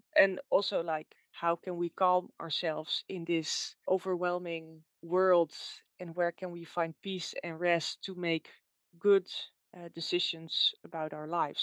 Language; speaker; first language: English; non-native, fluent; Dutch